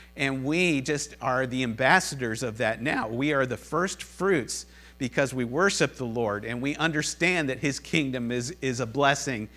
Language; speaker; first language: English; native; English